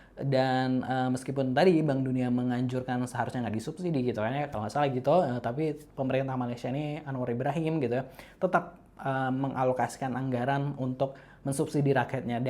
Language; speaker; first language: Indonesian; native; Indonesian